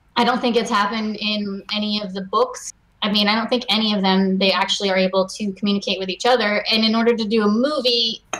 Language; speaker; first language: English; native; English